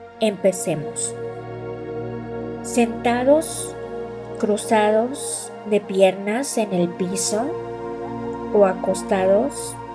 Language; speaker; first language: Spanish; native; Spanish